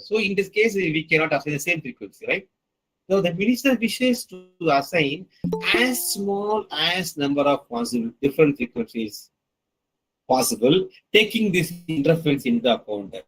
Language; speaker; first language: English; non-native, local second language; Tamil